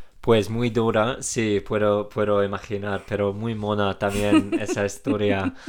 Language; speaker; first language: Spanish; non-native, fluent; English